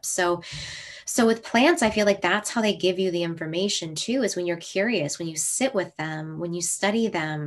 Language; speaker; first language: English; native; English